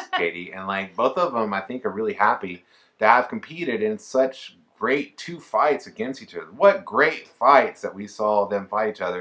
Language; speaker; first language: English; native; English